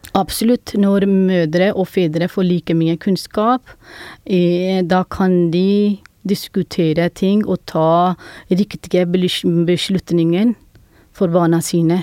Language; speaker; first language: Norwegian; non-native, fluent; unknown